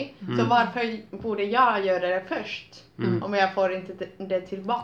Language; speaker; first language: Swedish; non-native, local second language; Finnish